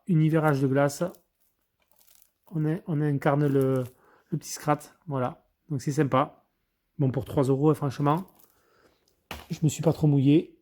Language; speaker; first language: French; native; French